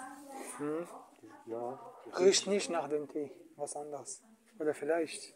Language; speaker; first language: German; non-native, fluent; Arabic